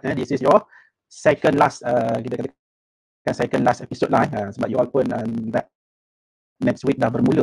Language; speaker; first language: English; non-native, local second language; Malay